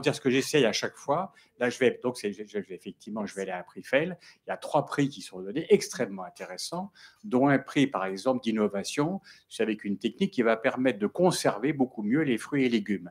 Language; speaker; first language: French; native; French